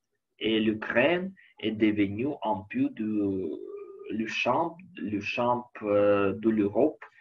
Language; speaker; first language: French; non-native, learner; Ukrainian